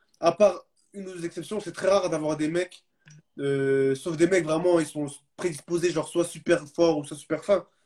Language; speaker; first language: French; early bilingual, other home language; Arabic